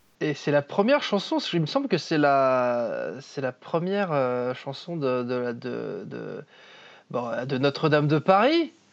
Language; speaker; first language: French; native; French